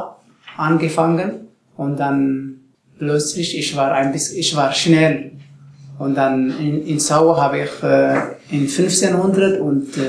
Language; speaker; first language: German; non-native, learner; Tigrinya